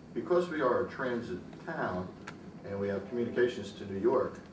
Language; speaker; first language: English; native; English